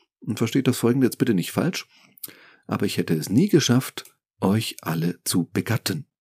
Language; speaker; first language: German; native; German